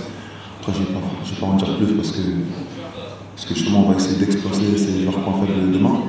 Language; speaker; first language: French; native; French